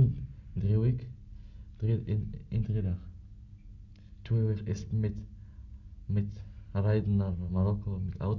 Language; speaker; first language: Dutch; non-native, learner; Arabic